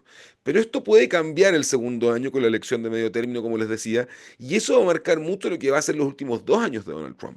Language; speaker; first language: Spanish; native; Spanish